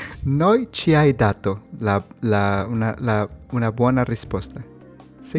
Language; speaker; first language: Italian; non-native, learner; Spanish